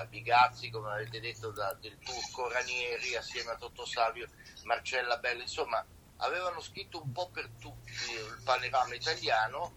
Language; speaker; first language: Italian; native; Italian